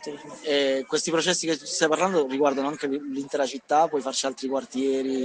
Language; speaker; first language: Italian; native; Italian